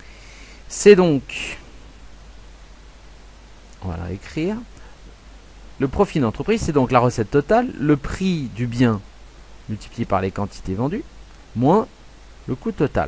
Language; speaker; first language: French; native; French